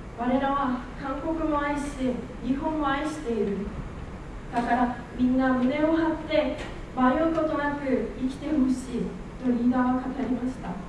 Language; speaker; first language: Japanese; non-native, fluent; Korean